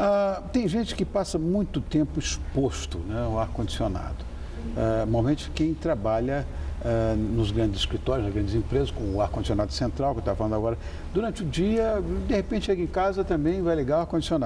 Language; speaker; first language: Portuguese; native; Portuguese